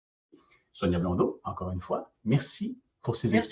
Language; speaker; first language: French; native; French